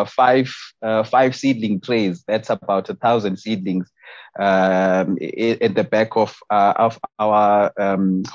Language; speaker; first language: English; non-native, local second language; Xhosa